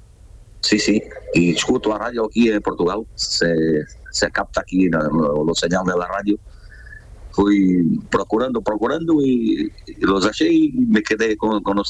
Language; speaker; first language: Spanish; non-native, fluent; Portuguese